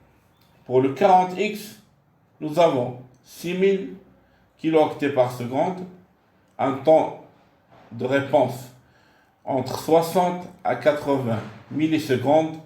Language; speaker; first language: French; non-native, local second language; Arabic